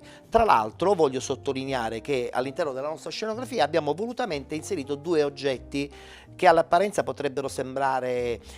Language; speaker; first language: Italian; native; Italian